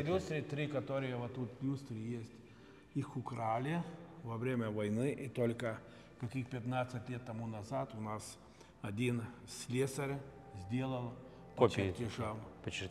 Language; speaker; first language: Russian; non-native, local second language; Lithuanian